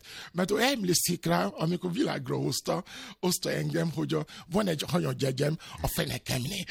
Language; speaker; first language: Hungarian; non-native, learner; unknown